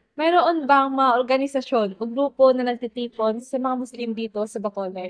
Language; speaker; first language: Filipino; non-native, local second language; Hiligaynon